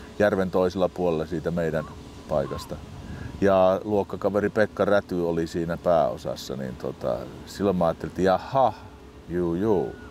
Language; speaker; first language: Finnish; native; Finnish